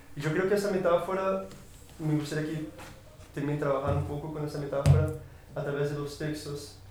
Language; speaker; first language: Spanish; non-native, fluent; Portuguese